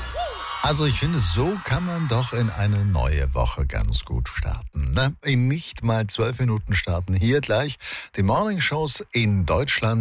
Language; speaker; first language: German; native; German